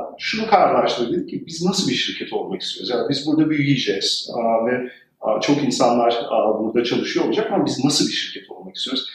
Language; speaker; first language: Turkish; early bilingual, heritage; Turkish